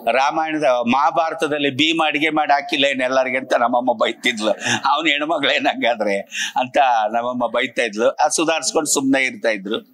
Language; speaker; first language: Kannada; native; Kannada